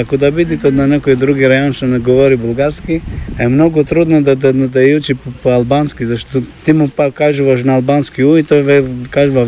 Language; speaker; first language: Bulgarian; early bilingual, heritage; Bulgarian